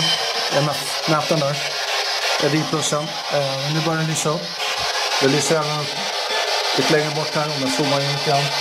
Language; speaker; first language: Swedish; native; Swedish